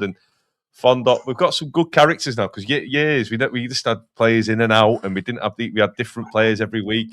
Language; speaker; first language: English; native; English